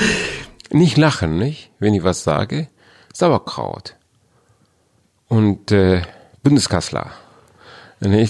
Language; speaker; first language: German; non-native, fluent; Persian